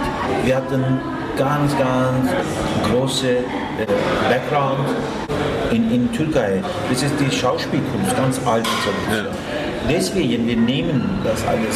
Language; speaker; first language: German; non-native, fluent; Turkish